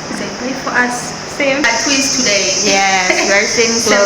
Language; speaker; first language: English; non-native, learner; Cebuano